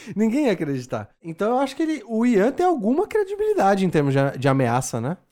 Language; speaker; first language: Portuguese; native; Portuguese